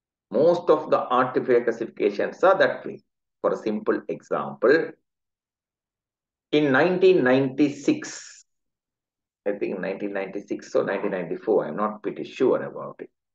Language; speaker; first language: English; non-native, local second language; Tamil